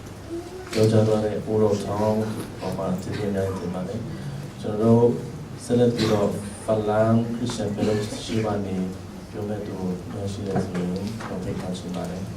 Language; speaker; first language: Burmese; non-native, local second language; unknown